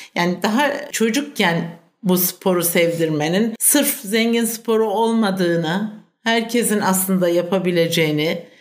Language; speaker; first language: Turkish; native; Turkish